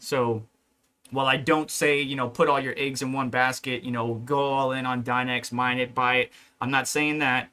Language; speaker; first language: English; native; English